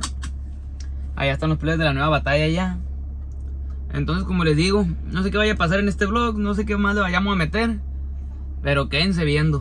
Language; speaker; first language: Spanish; early bilingual, heritage; Spanish